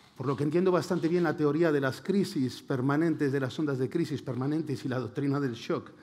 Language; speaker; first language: Spanish; native; Spanish